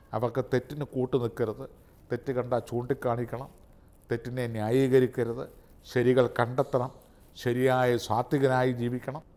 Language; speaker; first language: Malayalam; native; Malayalam